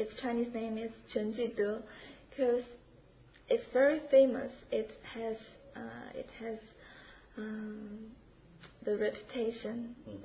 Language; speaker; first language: English; non-native, learner; Chinese